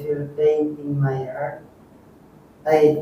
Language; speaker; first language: English; non-native, learner; Filipino